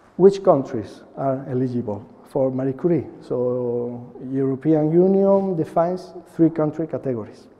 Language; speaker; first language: English; non-native, fluent; Spanish